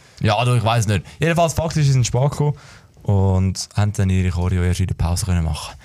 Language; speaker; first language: German; native; German